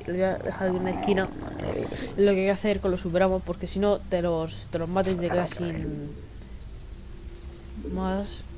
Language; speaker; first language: Spanish; native; Spanish